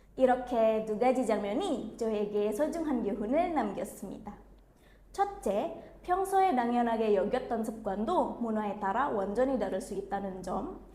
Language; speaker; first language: Korean; non-native, fluent; Indonesian